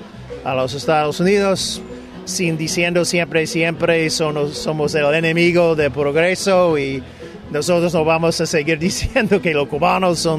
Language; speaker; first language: Spanish; non-native, fluent; English